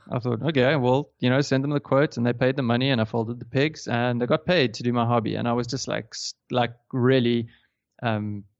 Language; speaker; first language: English; native; English